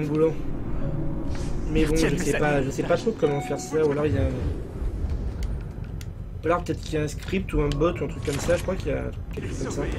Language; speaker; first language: French; native; French